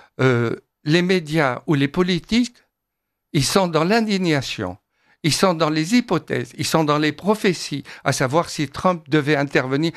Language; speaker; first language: French; non-native, fluent; Arabic